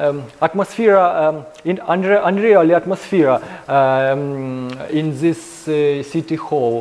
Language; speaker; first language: English; non-native, learner; Ukrainian